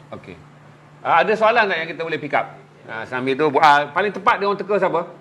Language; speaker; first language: Malay; native; Malay